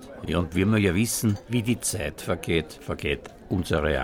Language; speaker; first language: German; native; German